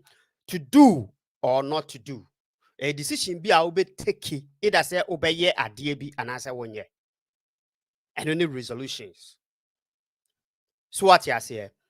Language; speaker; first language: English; non-native, local second language; Akan